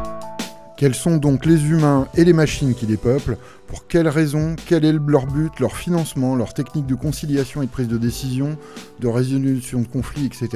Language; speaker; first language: French; native; French